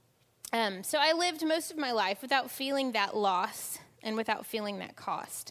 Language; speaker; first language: English; native; English